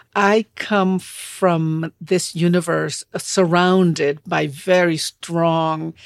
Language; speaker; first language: English; non-native, fluent; Spanish